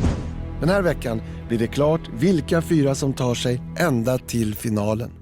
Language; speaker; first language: Swedish; native; Swedish